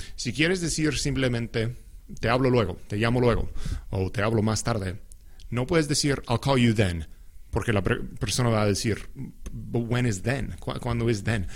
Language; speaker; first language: Spanish; non-native, fluent; English